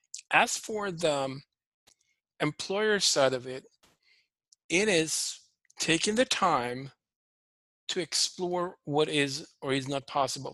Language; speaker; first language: English; non-native, fluent; Swedish